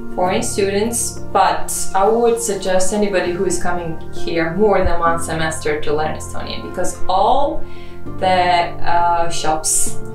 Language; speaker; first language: English; non-native, fluent; Georgian